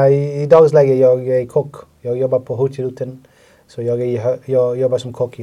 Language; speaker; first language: Swedish; non-native, fluent; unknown